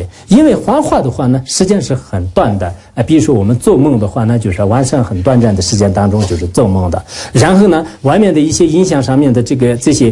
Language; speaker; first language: Chinese; non-native, local second language; Tibetan